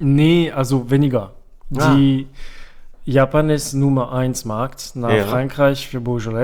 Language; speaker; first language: German; non-native, fluent; French